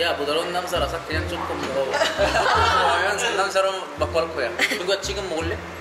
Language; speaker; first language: Korean; non-native, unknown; Arabic